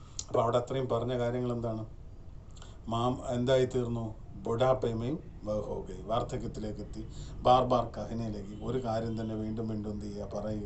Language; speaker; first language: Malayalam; native; Malayalam